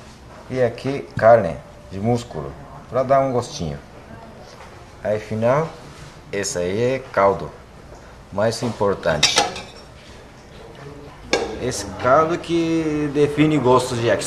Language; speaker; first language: Portuguese; non-native, learner; Japanese